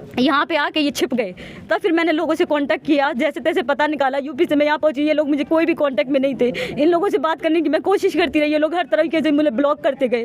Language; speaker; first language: Hindi; native; Hindi